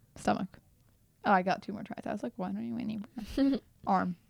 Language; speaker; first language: English; early bilingual, other home language; Telugu